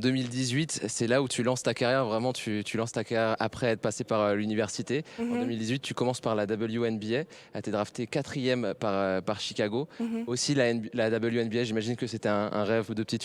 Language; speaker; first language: French; native; French